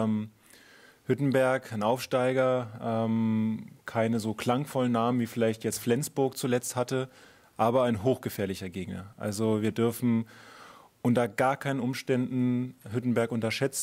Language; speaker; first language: German; native; German